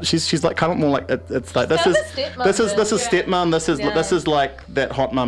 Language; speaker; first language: English; native; English